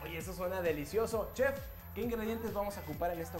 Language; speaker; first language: Spanish; native; Spanish